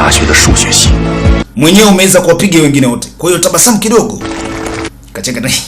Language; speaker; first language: Swahili; native; Swahili